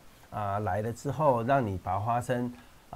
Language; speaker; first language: Chinese; native; Chinese